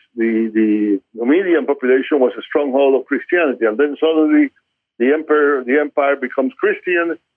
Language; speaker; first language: English; non-native, fluent; Spanish